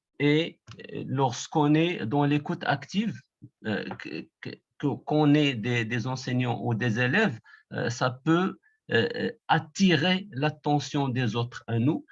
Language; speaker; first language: French; non-native, local second language; Arabic